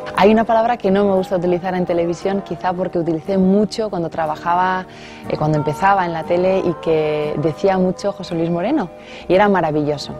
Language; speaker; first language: Spanish; non-native, local second language; Basque